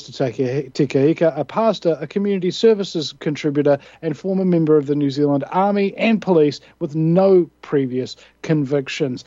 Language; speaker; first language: English; native; English